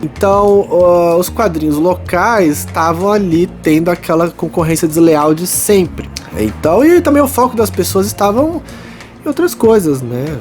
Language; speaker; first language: Portuguese; native; Portuguese